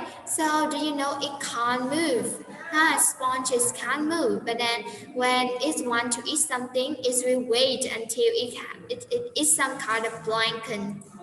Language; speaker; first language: English; non-native, fluent; Vietnamese